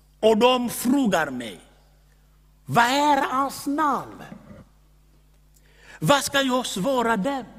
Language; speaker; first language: Swedish; non-native, fluent; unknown